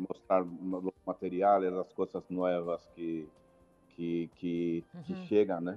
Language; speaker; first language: Spanish; non-native, learner; Portuguese